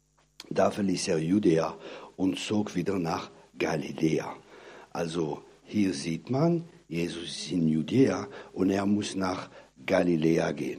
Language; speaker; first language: German; non-native, fluent; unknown